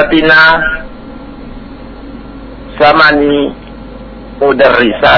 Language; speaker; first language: Arabic; non-native, learner; Indonesian